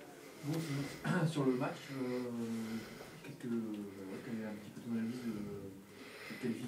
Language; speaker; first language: French; native; French